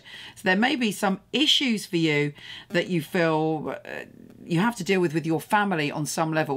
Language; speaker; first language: English; native; English